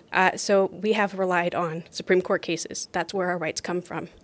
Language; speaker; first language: English; native; English